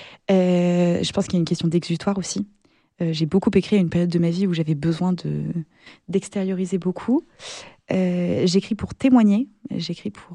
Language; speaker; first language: French; native; French